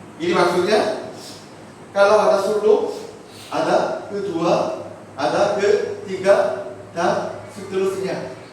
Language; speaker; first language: Indonesian; non-native, fluent; Korean